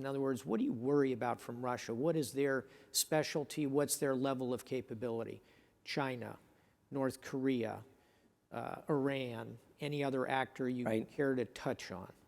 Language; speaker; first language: English; native; English